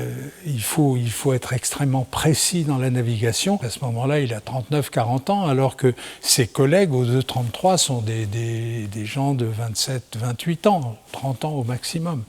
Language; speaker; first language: French; native; French